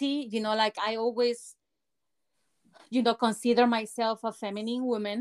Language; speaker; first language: English; non-native, fluent; Spanish